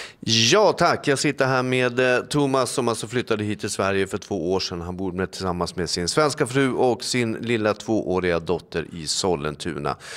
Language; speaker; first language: Swedish; native; Swedish